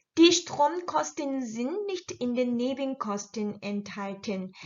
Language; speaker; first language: German; non-native, fluent; Korean